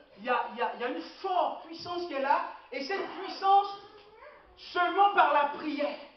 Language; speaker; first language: French; non-native, local second language; Lingala